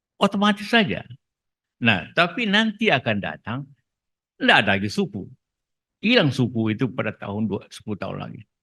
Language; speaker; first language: Indonesian; non-native, local second language; Buginese